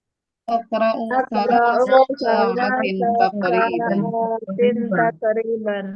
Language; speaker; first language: Arabic; non-native, learner; Indonesian